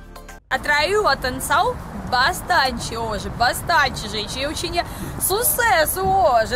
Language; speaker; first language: Portuguese; non-native, learner; Russian